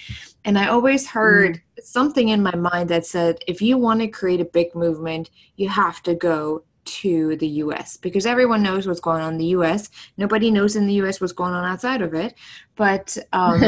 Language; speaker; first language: English; non-native, fluent; German